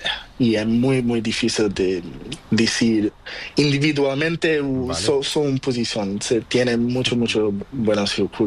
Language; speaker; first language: Spanish; non-native, learner; Portuguese